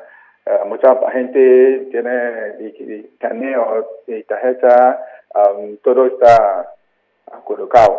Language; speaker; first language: Spanish; non-native, learner; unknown